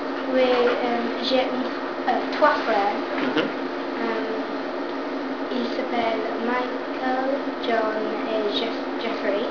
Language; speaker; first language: French; non-native, learner; English